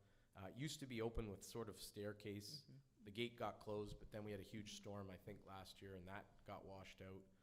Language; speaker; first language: English; native; English